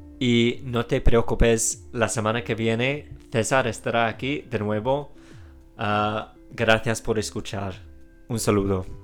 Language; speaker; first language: Spanish; non-native, fluent; English